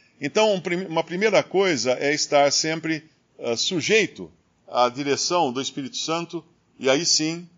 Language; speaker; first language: Portuguese; native; Portuguese